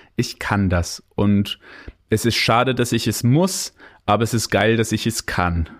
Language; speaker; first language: German; non-native, fluent; English